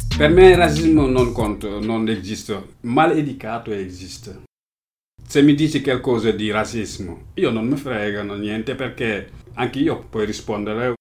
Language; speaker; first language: Italian; non-native, learner; Wolof